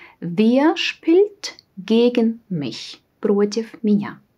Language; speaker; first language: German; non-native, fluent; Russian